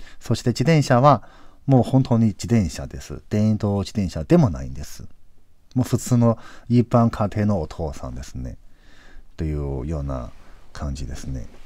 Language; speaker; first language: Japanese; non-native, fluent; Chinese